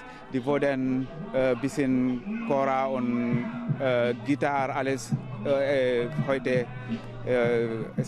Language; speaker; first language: German; non-native, learner; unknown